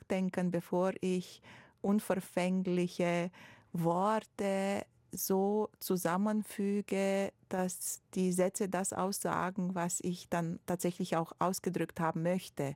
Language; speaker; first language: German; non-native, fluent; Romanian